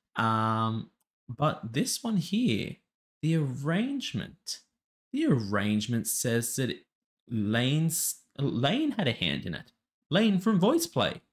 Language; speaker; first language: English; native; English